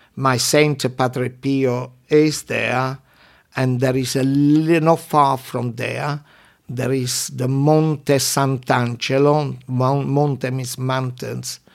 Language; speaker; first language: English; non-native, learner; Italian